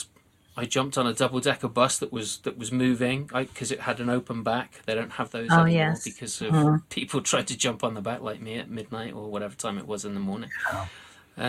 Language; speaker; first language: English; native; English